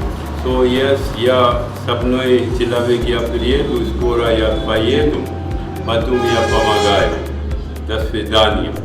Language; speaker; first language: Russian; non-native, learner; Urdu